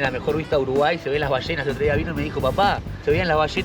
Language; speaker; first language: Spanish; native; Spanish